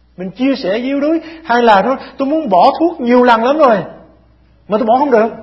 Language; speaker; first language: Vietnamese; early bilingual, heritage; Vietnamese